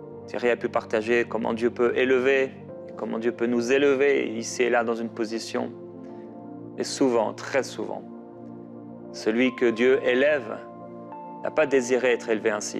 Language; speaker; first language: French; native; French